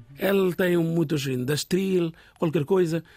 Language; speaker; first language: Portuguese; non-native, learner; Bangla